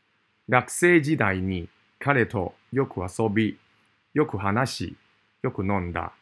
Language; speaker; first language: Japanese; non-native, fluent; Cantonese